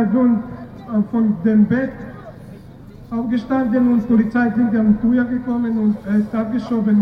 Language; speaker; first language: German; non-native, learner; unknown